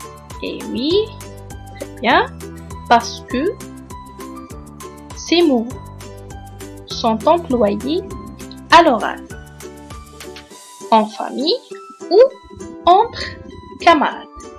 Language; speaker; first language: French; non-native, local second language; Arabic